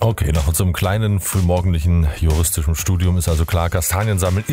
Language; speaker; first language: German; native; German